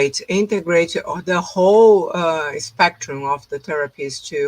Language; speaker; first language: English; non-native, fluent; Portuguese